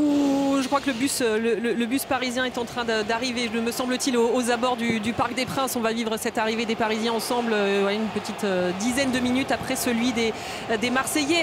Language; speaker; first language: French; native; French